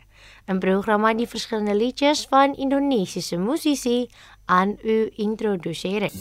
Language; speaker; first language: Dutch; non-native, learner; Indonesian